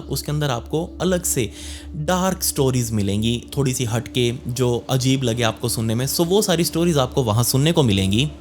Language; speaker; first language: Hindi; native; Hindi